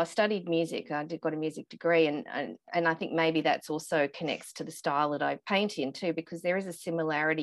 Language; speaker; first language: English; native; English